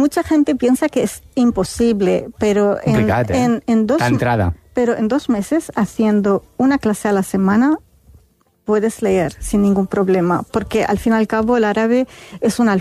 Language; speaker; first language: Spanish; non-native, fluent; Arabic